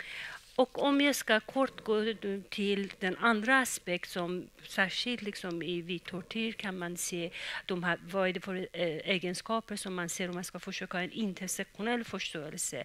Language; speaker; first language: Swedish; non-native, fluent; Persian